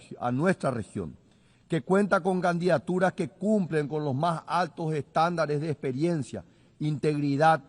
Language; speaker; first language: Spanish; native; Spanish